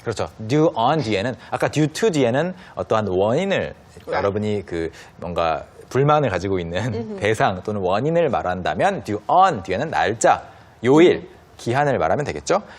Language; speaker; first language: Korean; native; Korean